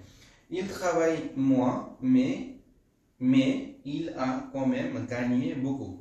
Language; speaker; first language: French; non-native, fluent; Bangla